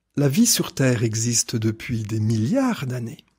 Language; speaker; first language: French; native; French